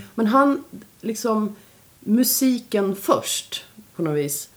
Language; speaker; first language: Swedish; native; Swedish